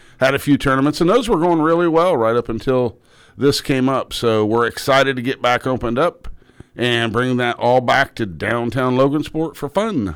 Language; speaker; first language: English; native; English